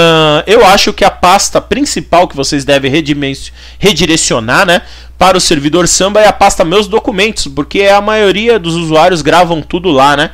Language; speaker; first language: Portuguese; native; Portuguese